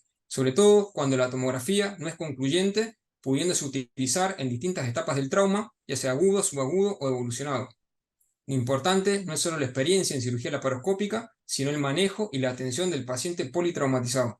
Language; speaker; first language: Spanish; native; Spanish